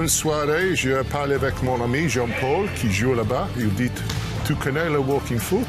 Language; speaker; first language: French; non-native, learner; English